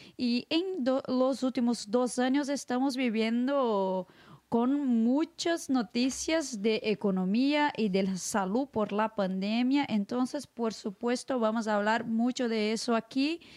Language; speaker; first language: Spanish; non-native, fluent; Portuguese